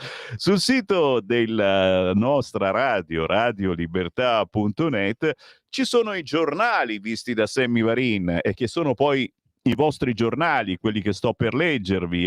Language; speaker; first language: Italian; native; Italian